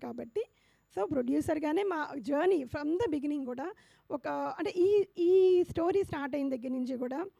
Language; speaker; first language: Telugu; native; Telugu